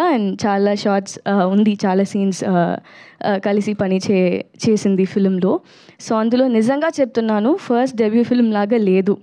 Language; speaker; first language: Telugu; non-native, learner; Tamil